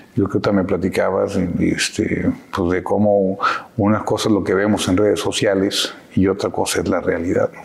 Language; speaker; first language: Spanish; native; Spanish